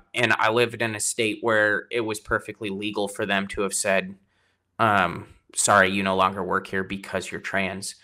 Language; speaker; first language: English; native; English